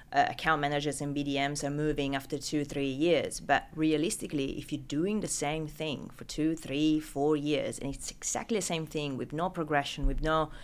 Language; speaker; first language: English; non-native, fluent; Italian